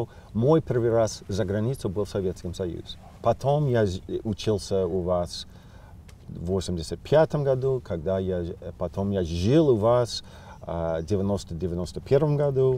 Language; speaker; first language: Russian; non-native, fluent; English